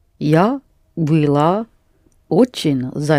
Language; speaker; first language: Russian; non-native, learner; English